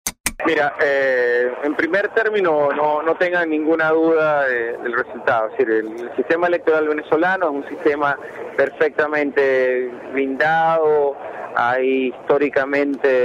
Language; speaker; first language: Spanish; native; Spanish